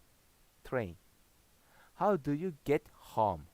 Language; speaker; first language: English; non-native, learner; Japanese